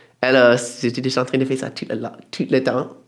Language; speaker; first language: French; non-native, fluent; English